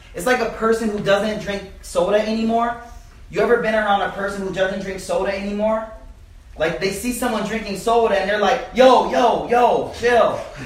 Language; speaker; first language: English; native; English